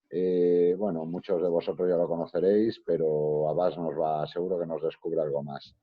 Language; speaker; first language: Spanish; native; Spanish